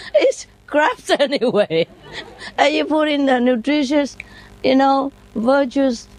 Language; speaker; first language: English; non-native, fluent; Vietnamese